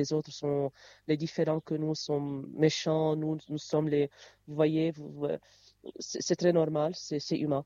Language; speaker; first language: French; non-native, local second language; Arabic